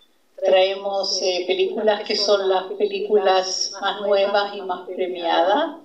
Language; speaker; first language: Spanish; non-native, fluent; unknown